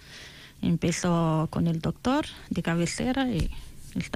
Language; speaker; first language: Spanish; non-native, learner; Arabic